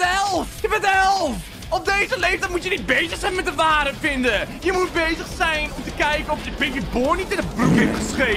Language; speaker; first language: Dutch; native; Dutch